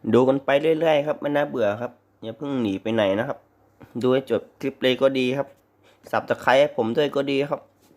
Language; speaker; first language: Thai; non-native, local second language; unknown